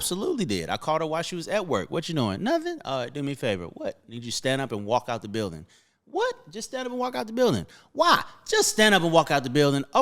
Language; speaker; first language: English; native; English